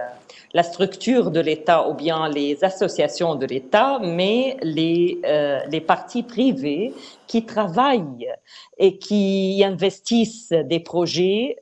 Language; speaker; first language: French; non-native, fluent; Arabic